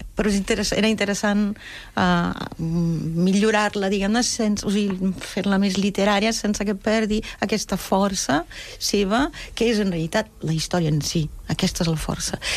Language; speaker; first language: Catalan; non-native, fluent; German